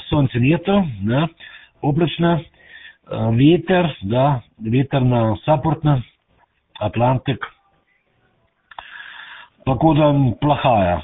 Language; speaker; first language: Russian; non-native, learner; German